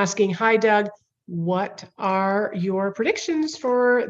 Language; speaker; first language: English; native; English